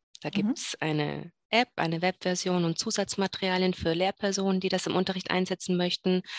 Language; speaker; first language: German; native; German